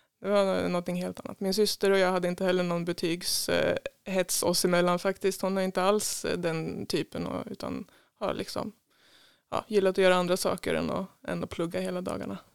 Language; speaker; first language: Swedish; native; Swedish